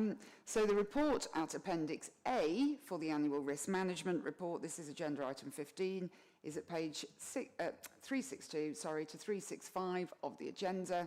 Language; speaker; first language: English; native; English